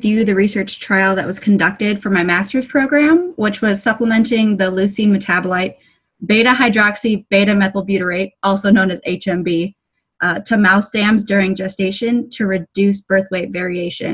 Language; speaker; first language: English; native; English